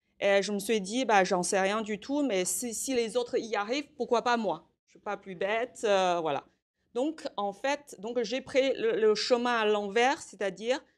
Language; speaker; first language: French; non-native, fluent; Chinese